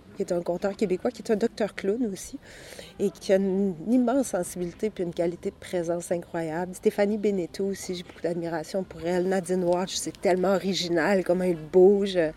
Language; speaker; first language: French; native; French